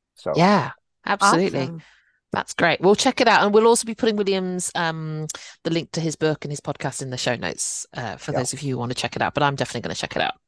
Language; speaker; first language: English; native; English